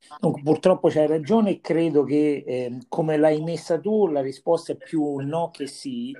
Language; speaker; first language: Italian; native; Italian